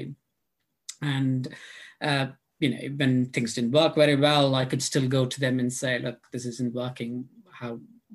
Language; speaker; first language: English; non-native, local second language; Tamil